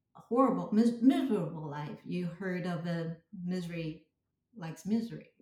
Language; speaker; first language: English; non-native, fluent; Chinese